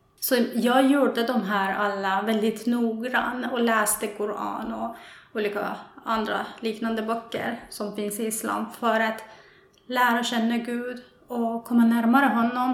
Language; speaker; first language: Swedish; non-native, fluent; Persian